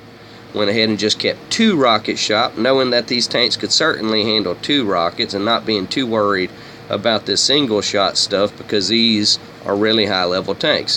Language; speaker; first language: English; native; English